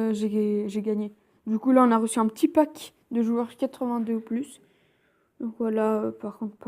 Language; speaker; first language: French; native; French